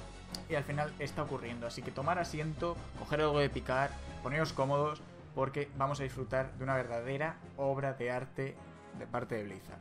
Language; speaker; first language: Spanish; native; Spanish